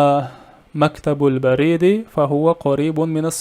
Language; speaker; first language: Arabic; non-native, fluent; Kazakh